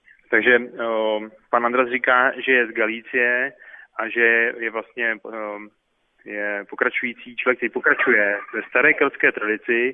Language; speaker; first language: Czech; native; Czech